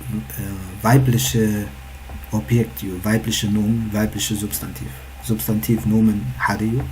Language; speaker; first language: German; non-native, learner; Tigrinya